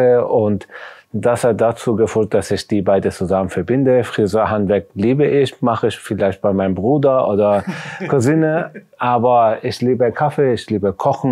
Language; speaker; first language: German; non-native, fluent; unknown